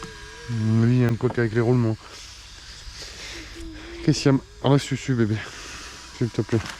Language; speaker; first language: French; native; French